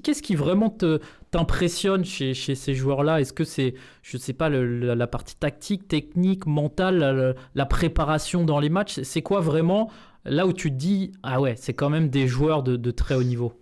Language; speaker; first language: French; native; French